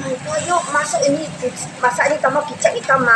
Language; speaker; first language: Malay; non-native, learner; Filipino